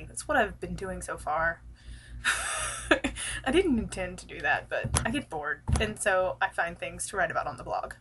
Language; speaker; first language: English; native; English